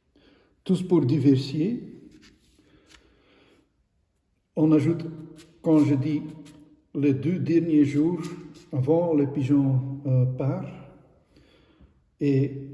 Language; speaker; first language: French; non-native, local second language; Dutch